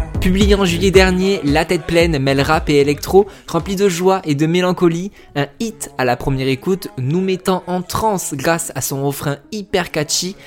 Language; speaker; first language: French; native; French